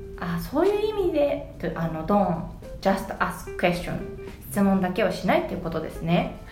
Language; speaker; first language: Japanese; native; Japanese